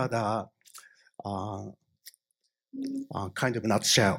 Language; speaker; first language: English; non-native, fluent; Japanese